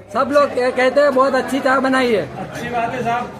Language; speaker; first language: Hindi; non-native, local second language; Gujarati